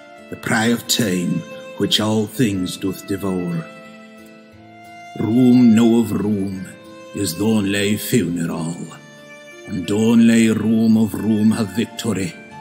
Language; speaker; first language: English; native; English